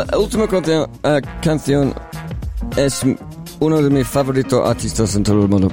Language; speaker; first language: Spanish; non-native, learner; English